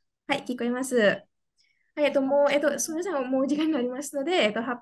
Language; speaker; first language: Japanese; non-native, fluent; Indonesian